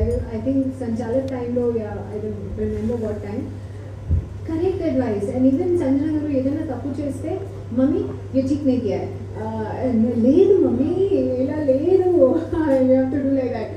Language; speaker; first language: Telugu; non-native, learner; Hindi